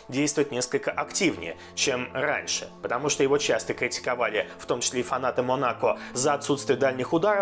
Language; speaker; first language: Russian; native; Russian